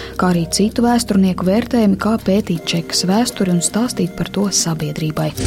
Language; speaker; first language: Latvian; native; Latvian